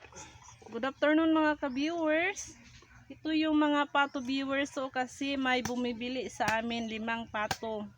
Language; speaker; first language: Filipino; non-native, local second language; Cebuano